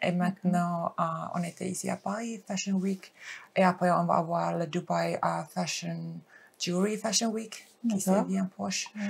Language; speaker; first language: French; non-native, fluent; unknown